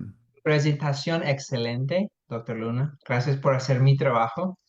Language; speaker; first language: Spanish; non-native, fluent; English